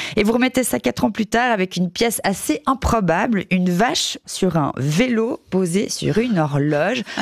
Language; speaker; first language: French; native; French